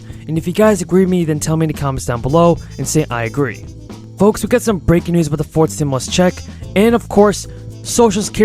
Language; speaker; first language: English; native; English